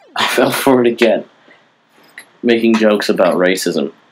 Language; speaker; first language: English; native; English